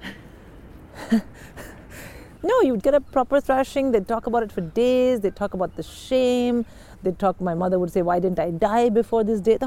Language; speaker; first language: English; non-native, local second language; Hindi